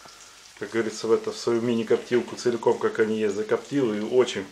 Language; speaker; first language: Russian; native; Russian